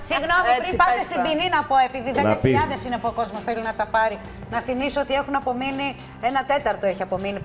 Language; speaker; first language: Greek; native; Greek